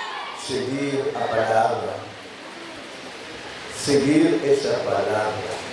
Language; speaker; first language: Portuguese; non-native, learner; Lingala